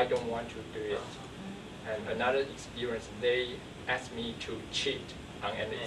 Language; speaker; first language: English; non-native, learner; Chinese